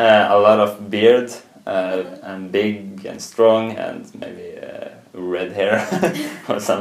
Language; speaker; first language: English; non-native, fluent; Norwegian